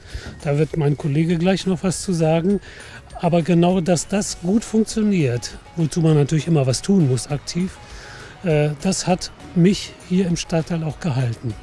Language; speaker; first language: German; native; German